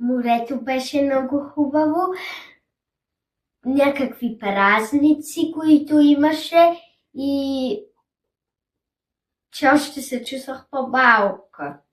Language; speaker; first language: Bulgarian; early bilingual, heritage; German